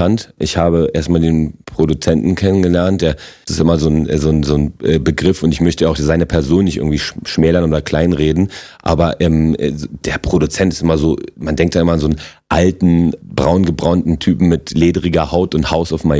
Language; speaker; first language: German; non-native, local second language; Polish